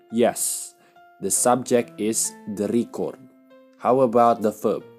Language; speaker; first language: English; non-native, fluent; Indonesian